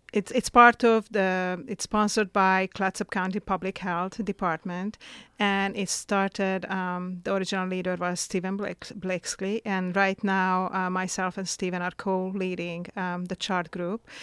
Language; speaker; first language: English; non-native, fluent; Hungarian